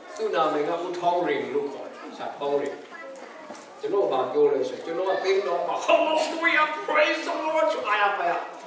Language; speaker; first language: Burmese; non-native, local second language; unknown